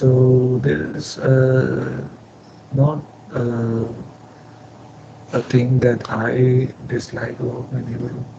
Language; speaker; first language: English; non-native, learner; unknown